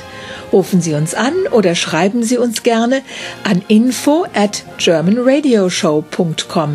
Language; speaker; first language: German; native; German